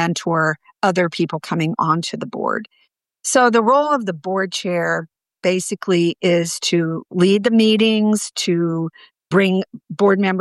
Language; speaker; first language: English; native; English